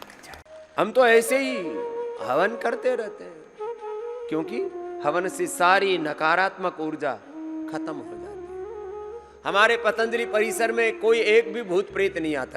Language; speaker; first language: Hindi; native; Hindi